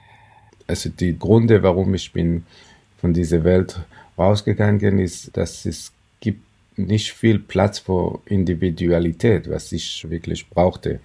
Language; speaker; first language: German; non-native, fluent; Hebrew